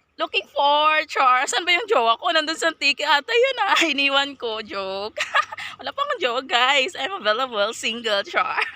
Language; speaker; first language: Filipino; non-native, local second language; Kinaray-a